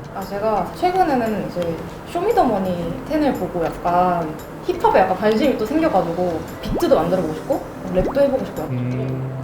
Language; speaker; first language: Korean; native; Korean